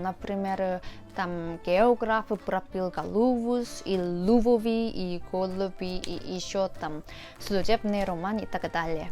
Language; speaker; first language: Russian; non-native, fluent; Korean